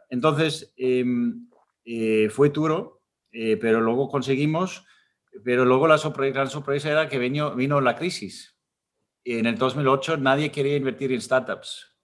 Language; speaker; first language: Spanish; non-native, fluent; German